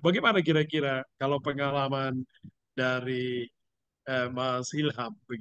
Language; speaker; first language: Indonesian; native; Indonesian